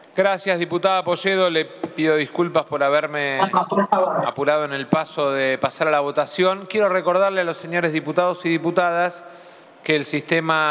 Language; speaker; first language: Spanish; native; Spanish